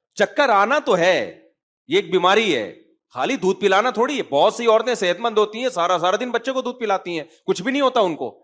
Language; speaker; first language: Urdu; native; Urdu